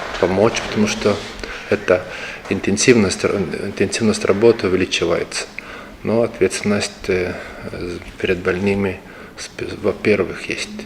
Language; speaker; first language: Russian; non-native, local second language; Lithuanian